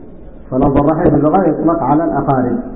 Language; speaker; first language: Arabic; native; Arabic